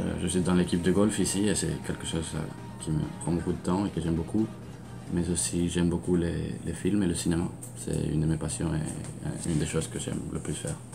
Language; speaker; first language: French; non-native, fluent; Spanish